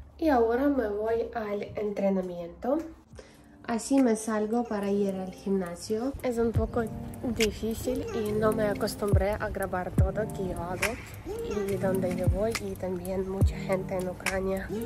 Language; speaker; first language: Spanish; non-native, learner; Ukrainian